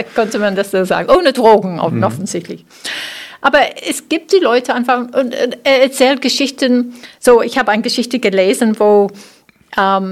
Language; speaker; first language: German; non-native, fluent; English